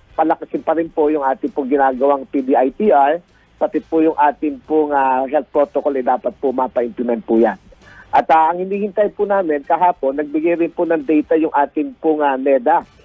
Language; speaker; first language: Filipino; native; Filipino